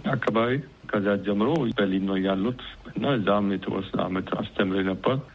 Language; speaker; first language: Amharic; non-native, fluent; German